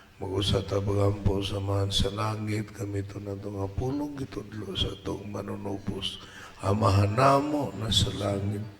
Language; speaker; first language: Cebuano; native; Cebuano